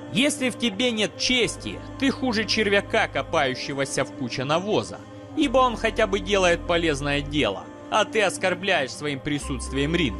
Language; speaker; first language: Russian; native; Russian